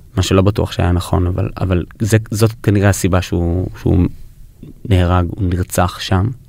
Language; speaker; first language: Hebrew; early bilingual, heritage; Hebrew